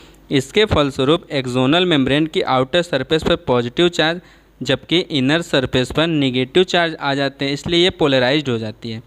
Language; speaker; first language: Hindi; native; Hindi